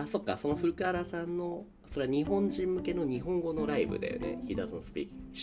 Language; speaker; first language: Japanese; native; Japanese